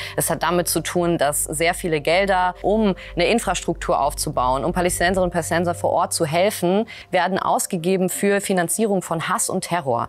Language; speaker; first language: German; early bilingual, other home language; Russian